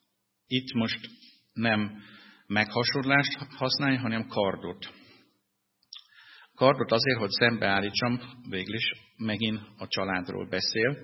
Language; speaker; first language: Hungarian; non-native, fluent; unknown